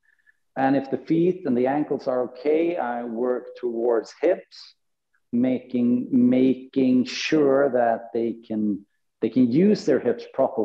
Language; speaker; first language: English; non-native, fluent; Swedish